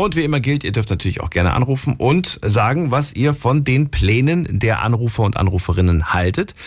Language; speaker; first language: German; native; German